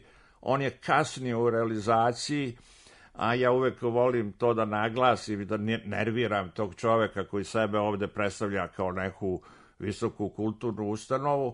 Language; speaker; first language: Serbian; native; Serbian